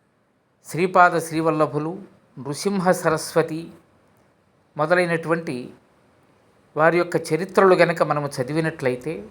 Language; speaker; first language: Telugu; native; Telugu